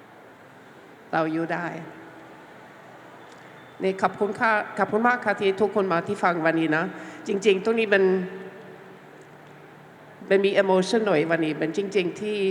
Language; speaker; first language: Thai; non-native, learner; Norwegian